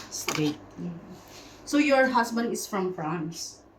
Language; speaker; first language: English; non-native, local second language; Filipino